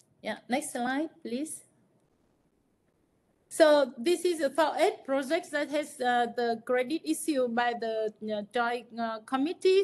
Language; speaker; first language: English; non-native, fluent; Vietnamese